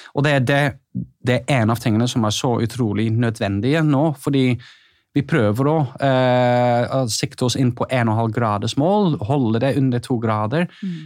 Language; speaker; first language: Norwegian; non-native, fluent; Dutch